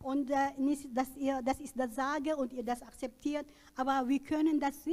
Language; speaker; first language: German; non-native, learner; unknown